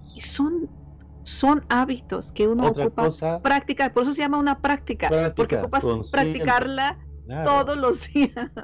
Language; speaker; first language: Spanish; early bilingual, heritage; Spanish